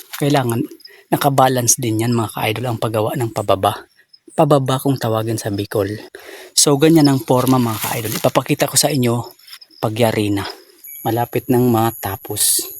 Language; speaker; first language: Filipino; non-native, local second language; Bikol